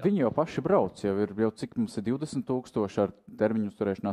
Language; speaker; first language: Latvian; native; Latvian